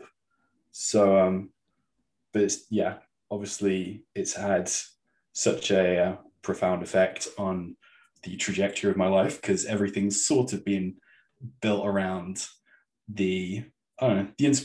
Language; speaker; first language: English; native; English